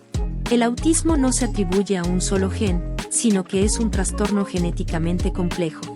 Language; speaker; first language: Spanish; native; Spanish